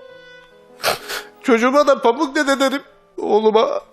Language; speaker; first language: Turkish; native; Turkish